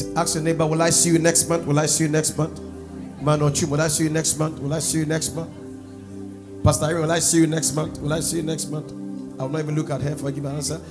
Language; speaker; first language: English; non-native, local second language; Akan